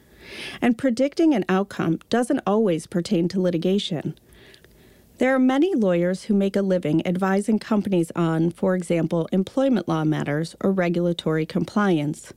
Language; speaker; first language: English; native; English